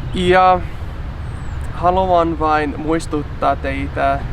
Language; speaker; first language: Finnish; non-native, learner; English